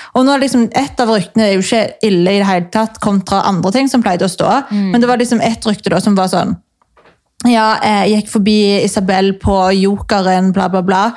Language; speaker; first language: Norwegian; native; Norwegian